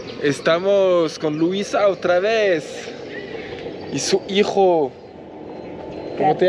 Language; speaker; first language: Spanish; non-native, learner; French